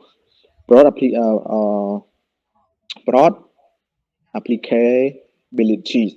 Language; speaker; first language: English; non-native, learner; Khmer